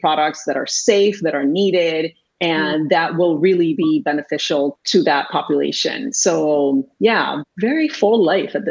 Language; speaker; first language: English; non-native, fluent; Spanish